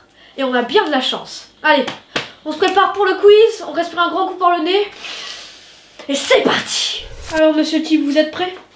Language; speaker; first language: French; native; French